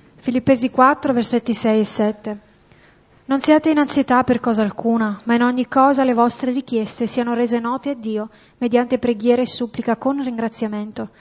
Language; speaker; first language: Italian; native; Italian